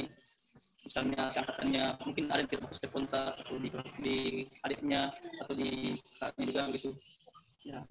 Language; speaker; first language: Indonesian; native; Indonesian